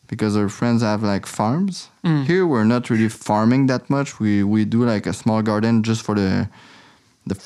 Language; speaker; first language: English; non-native, learner; French